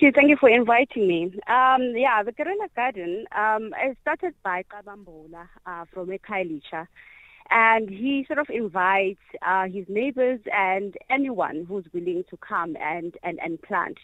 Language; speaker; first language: English; non-native, local second language; Zulu